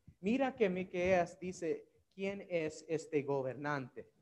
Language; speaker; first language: Spanish; non-native, learner; English